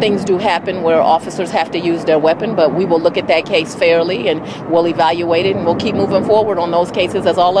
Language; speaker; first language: English; native; English